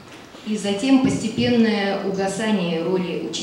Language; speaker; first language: Russian; native; Russian